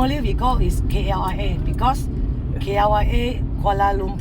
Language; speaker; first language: English; non-native, learner; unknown